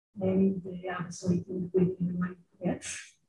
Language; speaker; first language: English; non-native, fluent; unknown